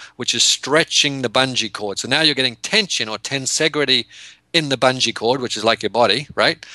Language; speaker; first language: English; native; English